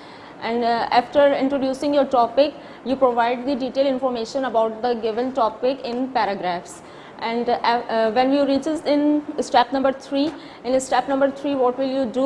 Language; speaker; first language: English; non-native, local second language; Urdu